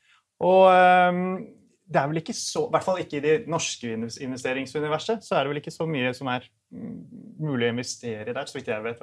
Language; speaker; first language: Norwegian; native; Norwegian